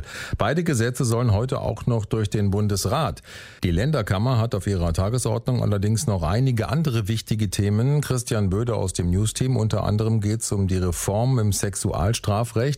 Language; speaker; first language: German; native; German